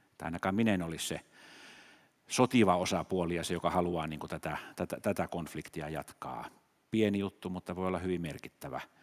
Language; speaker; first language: Finnish; native; Finnish